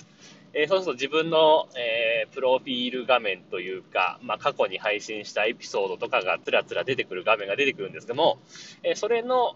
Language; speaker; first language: Japanese; native; Japanese